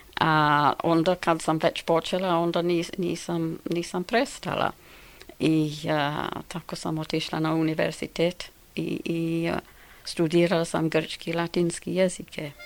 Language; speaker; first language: Serbian; non-native, fluent; English